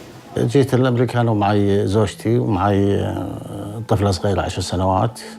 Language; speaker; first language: Arabic; native; Arabic